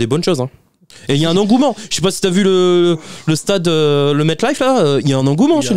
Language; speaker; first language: French; native; French